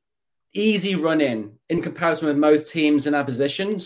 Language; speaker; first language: English; native; English